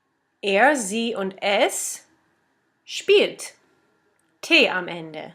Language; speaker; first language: German; non-native, fluent; English